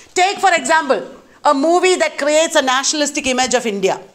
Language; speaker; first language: English; non-native, local second language; Malayalam